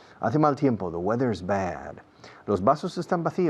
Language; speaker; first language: Spanish; non-native, fluent; English